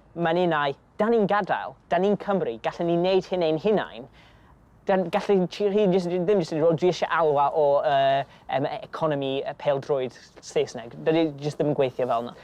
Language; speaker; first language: Welsh; non-native, local second language; English